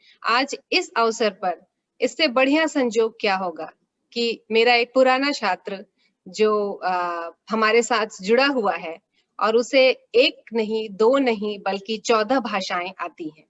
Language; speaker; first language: Hindi; native; Hindi